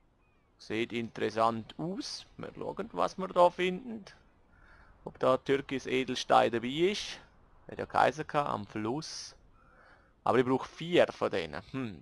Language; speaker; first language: German; native; German